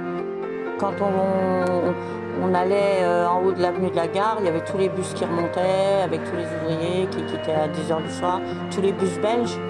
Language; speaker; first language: French; native; French